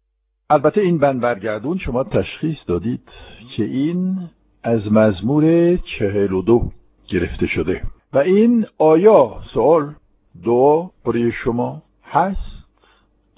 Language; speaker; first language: Persian; non-native, fluent; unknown